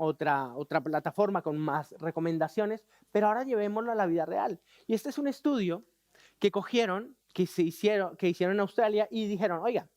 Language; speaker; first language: Spanish; native; Spanish